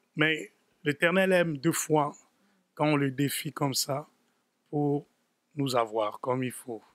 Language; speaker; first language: French; non-native, local second language; Lingala